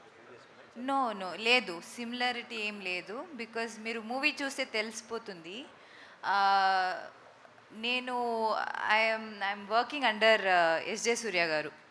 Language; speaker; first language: Telugu; non-native, fluent; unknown